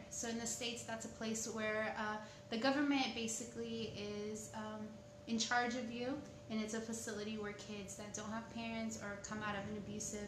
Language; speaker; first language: English; early bilingual, other home language; Spanish